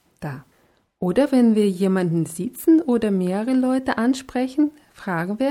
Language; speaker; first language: German; non-native, fluent; Russian